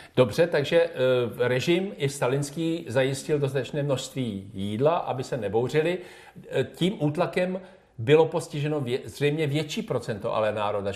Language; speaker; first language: Czech; native; Czech